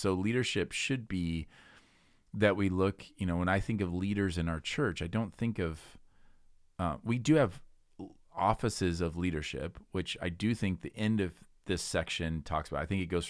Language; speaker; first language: English; native; English